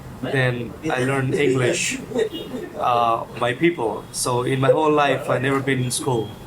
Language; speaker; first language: English; non-native, fluent; Hindi